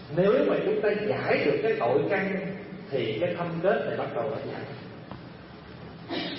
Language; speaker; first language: Vietnamese; native; Vietnamese